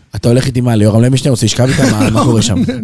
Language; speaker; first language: Hebrew; native; Hebrew